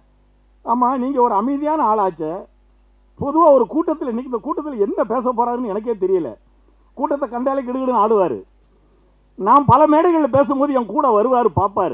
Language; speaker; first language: Tamil; native; Tamil